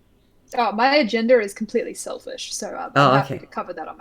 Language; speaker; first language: English; native; English